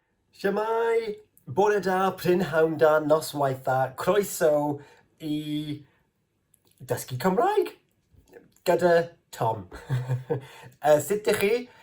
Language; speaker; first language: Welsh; non-native, learner; English